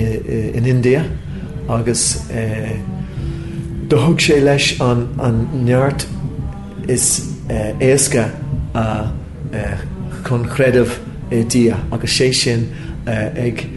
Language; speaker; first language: Irish; non-native, local second language; English